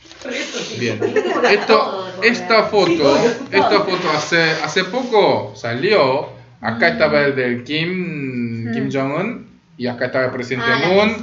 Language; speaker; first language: Spanish; early bilingual, other home language; Korean